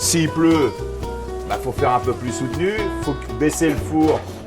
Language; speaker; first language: French; native; French